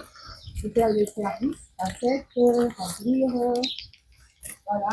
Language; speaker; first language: French; non-native, fluent; Portuguese